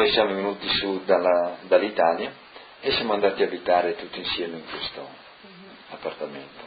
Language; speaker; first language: Italian; non-native, local second language; Friulian